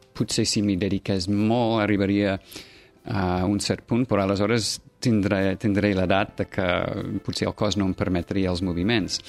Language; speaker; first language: Catalan; non-native, fluent; English